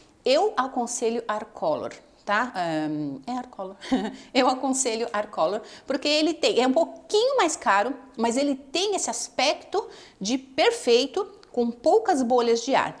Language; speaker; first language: Portuguese; native; Portuguese